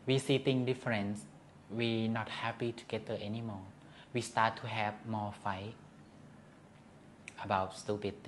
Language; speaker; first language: English; non-native, learner; Thai